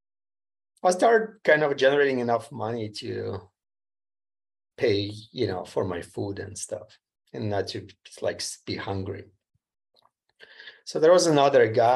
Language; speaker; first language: English; non-native, fluent; Ukrainian